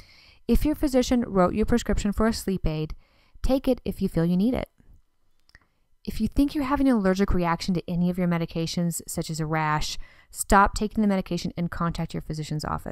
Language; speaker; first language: English; native; English